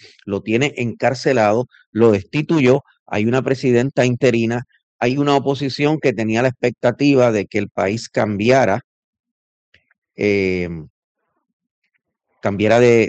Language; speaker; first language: Spanish; native; Spanish